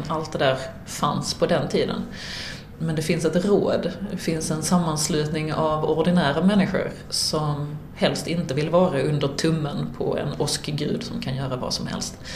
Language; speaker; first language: Swedish; native; Swedish